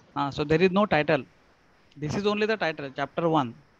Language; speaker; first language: English; non-native, local second language; Marathi